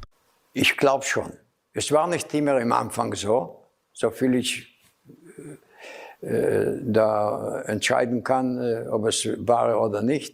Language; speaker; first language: German; non-native, fluent; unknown